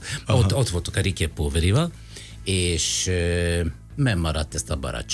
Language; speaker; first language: Hungarian; non-native, fluent; Italian